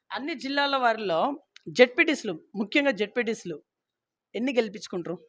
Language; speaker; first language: Telugu; native; Telugu